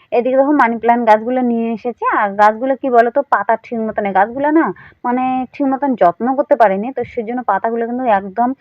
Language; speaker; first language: Bangla; non-native, local second language; Rangpuri